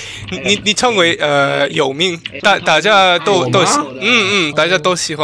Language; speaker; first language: Chinese; non-native, learner; English